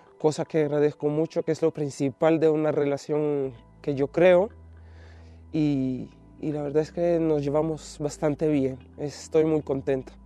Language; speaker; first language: Spanish; non-native, fluent; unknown